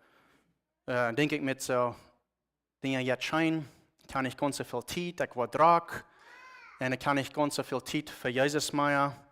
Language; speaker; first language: German; non-native, learner; Plautdietsch